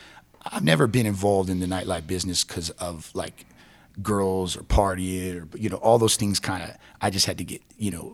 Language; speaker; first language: English; native; English